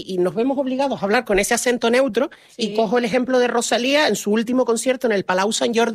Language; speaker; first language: Spanish; native; Spanish